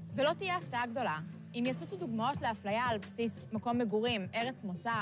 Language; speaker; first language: Hebrew; early bilingual, other home language; Russian